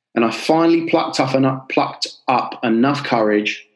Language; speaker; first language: English; native; English